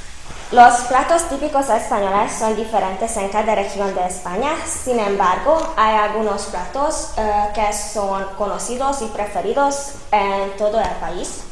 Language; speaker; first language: Spanish; non-native, fluent; Hungarian